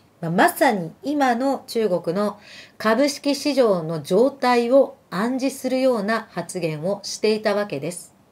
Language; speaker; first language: Japanese; early bilingual, other home language; Arabic